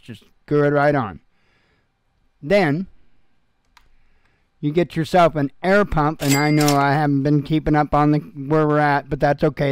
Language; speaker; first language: English; native; English